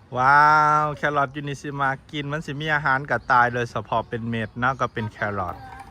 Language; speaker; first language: Thai; native; Thai